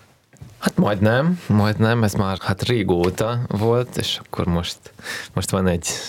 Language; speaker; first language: Hungarian; non-native, fluent; Russian